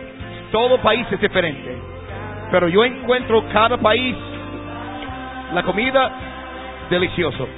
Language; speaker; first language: Spanish; non-native, fluent; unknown